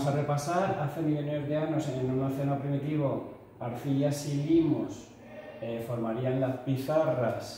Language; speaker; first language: Spanish; native; Spanish